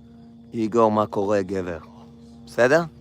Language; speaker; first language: Hebrew; early bilingual, heritage; Hebrew